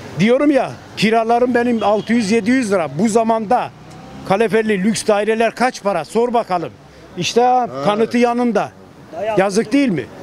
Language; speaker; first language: Turkish; native; Turkish